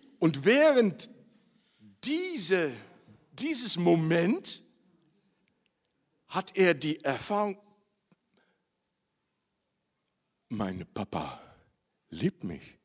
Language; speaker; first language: German; non-native, learner; Dutch